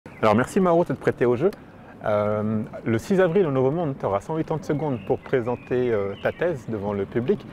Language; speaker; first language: French; native; French